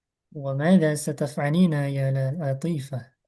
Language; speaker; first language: Arabic; non-native, fluent; Indonesian